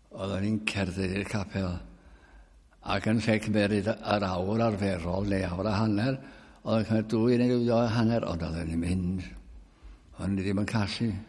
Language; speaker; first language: Welsh; early bilingual, heritage; Welsh